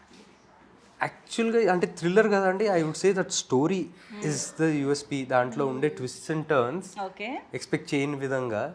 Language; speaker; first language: Telugu; native; Telugu